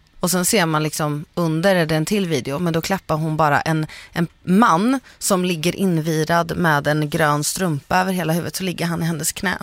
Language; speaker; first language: Swedish; native; Swedish